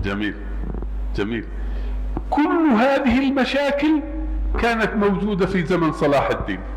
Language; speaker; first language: Arabic; native; Arabic